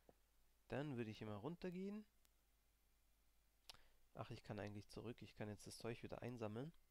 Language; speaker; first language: German; native; German